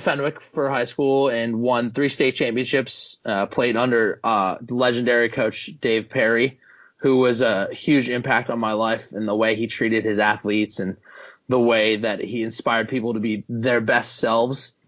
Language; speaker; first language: English; native; English